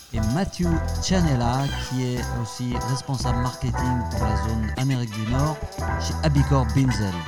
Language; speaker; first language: French; native; French